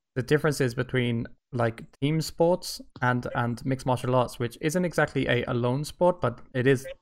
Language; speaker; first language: English; native; English